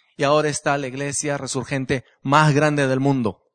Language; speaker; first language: Spanish; native; Spanish